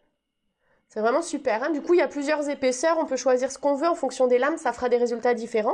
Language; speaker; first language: French; native; French